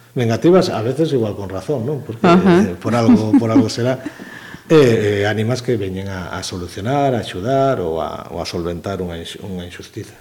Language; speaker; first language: Galician; native; Galician